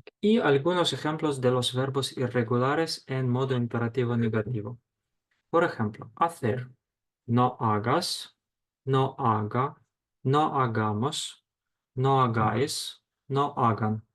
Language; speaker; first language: Spanish; non-native, fluent; Ukrainian